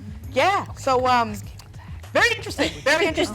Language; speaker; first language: English; native; English